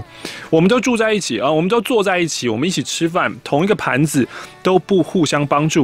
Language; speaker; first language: Chinese; native; Chinese